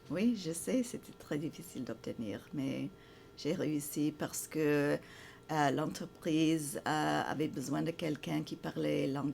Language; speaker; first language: French; non-native, fluent; English